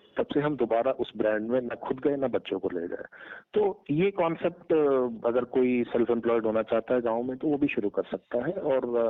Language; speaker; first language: Hindi; native; Hindi